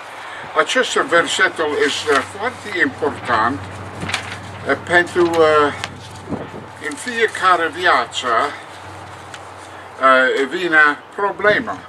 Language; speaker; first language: Romanian; non-native, learner; English